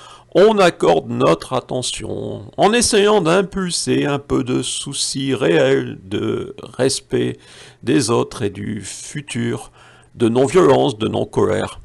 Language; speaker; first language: French; native; French